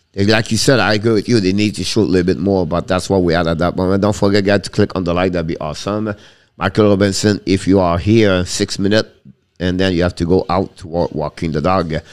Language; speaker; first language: English; non-native, fluent; French